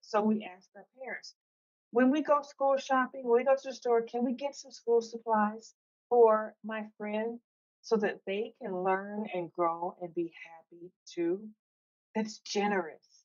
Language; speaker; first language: English; native; English